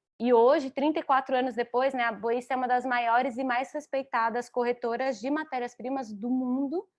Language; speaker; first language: Portuguese; native; Portuguese